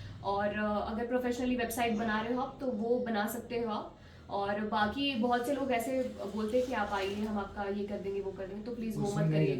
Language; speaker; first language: Hindi; native; Hindi